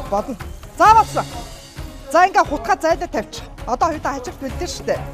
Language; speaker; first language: Mongolian; native; Mongolian